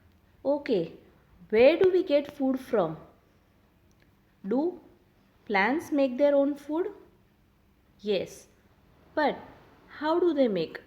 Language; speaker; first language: English; non-native, local second language; Hindi